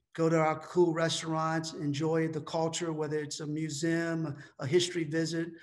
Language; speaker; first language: English; native; English